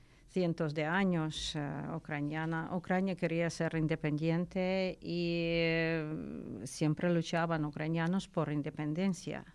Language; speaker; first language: Spanish; non-native, learner; Ukrainian